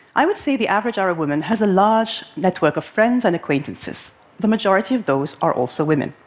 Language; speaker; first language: English; non-native, fluent; Arabic